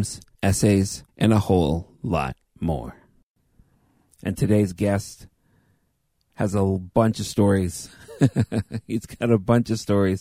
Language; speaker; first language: English; native; English